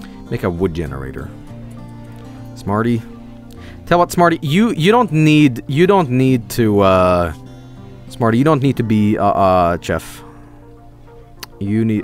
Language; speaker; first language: English; non-native, fluent; Swedish